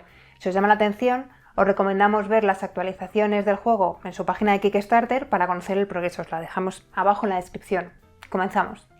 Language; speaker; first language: Spanish; native; Spanish